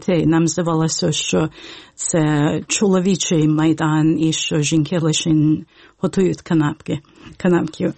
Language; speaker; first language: Ukrainian; early bilingual, heritage; Ukrainian